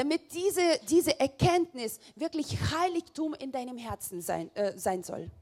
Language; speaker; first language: German; non-native, learner; Russian